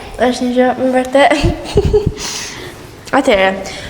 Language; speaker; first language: Albanian; early bilingual, heritage; Albanian